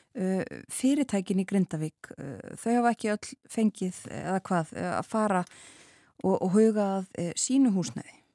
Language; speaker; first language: Icelandic; native; Icelandic